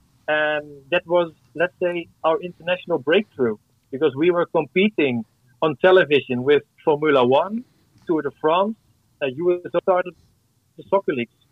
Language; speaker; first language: English; non-native, fluent; Dutch